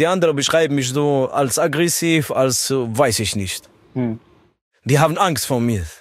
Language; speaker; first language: German; non-native, learner; French